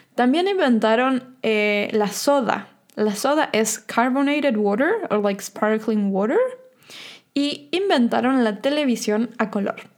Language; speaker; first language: Spanish; native; Spanish